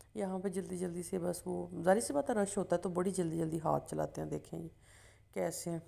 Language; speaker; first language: Urdu; non-native, local second language; Punjabi